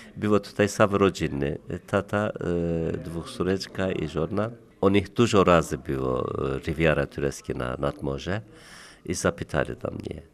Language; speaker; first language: Polish; non-native, learner; Turkish